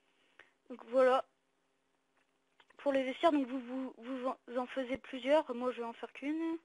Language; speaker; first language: French; native; French